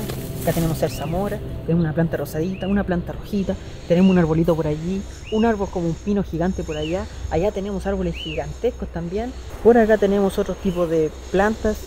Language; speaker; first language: Spanish; native; Spanish